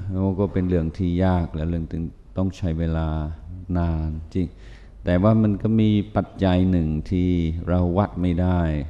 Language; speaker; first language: Thai; non-native, fluent; English